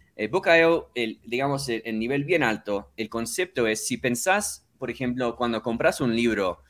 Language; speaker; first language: Spanish; early bilingual, heritage; Spanish